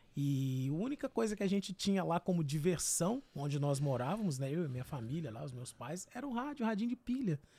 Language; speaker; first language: Portuguese; native; Portuguese